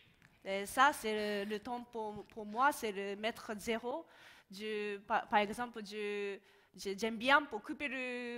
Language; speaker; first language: French; non-native, learner; Japanese